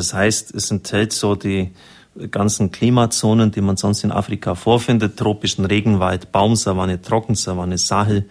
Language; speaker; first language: German; native; German